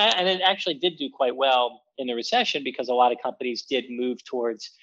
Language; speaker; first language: English; native; English